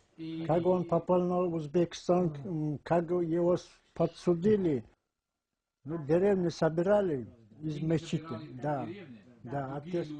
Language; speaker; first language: Russian; non-native, local second language; Tajik